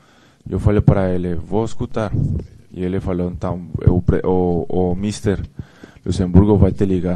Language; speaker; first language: Portuguese; non-native, fluent; Spanish